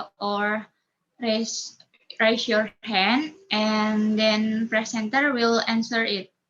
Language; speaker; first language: English; non-native, learner; Indonesian